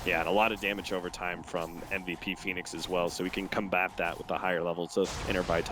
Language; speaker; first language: English; native; English